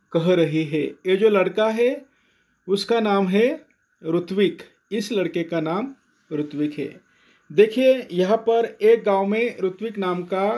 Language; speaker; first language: Hindi; non-native, local second language; Marathi